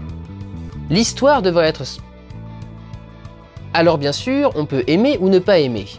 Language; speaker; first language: French; native; French